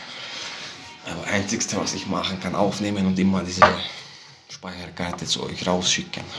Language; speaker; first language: German; non-native, fluent; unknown